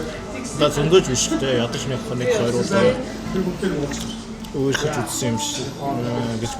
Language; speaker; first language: Mongolian; non-native, fluent; Korean